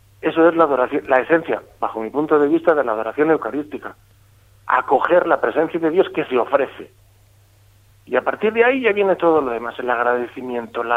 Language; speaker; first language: Spanish; native; Spanish